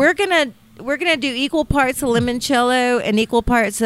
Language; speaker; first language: English; native; English